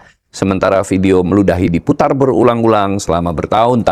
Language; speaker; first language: Indonesian; native; Indonesian